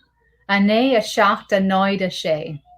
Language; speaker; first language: Irish; non-native, learner; English